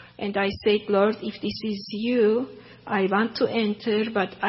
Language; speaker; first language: English; non-native, learner; Turkish